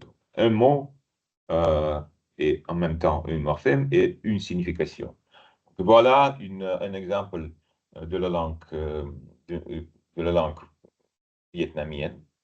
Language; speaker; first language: French; non-native, fluent; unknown